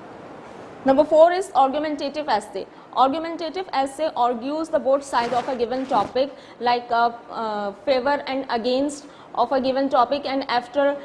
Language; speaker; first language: English; non-native, local second language; Urdu